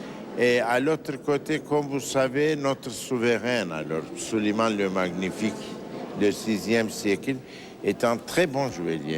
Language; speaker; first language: French; non-native, fluent; Turkish